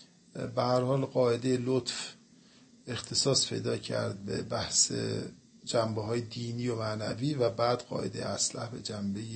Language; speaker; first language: Persian; native; Persian